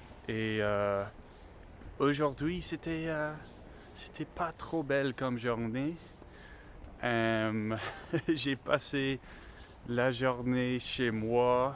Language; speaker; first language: French; non-native, learner; English